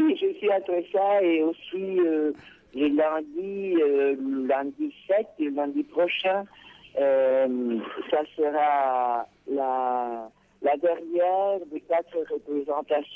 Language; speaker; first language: French; non-native, fluent; Spanish